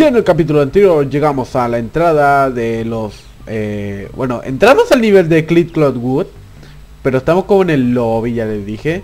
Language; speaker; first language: Spanish; native; Spanish